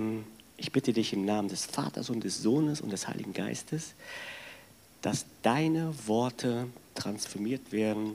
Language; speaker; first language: German; native; German